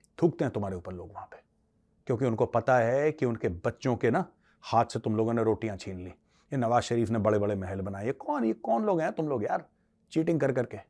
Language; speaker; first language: Hindi; native; Hindi